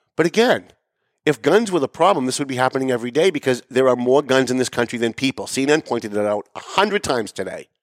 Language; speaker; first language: English; native; English